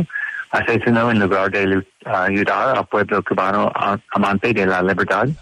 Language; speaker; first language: Spanish; non-native, learner; English